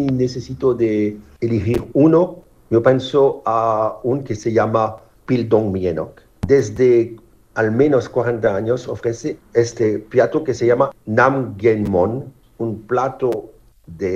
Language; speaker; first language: Spanish; non-native, learner; French